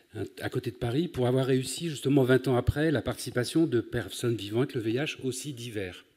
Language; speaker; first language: French; native; French